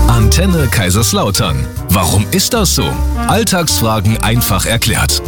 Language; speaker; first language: German; native; German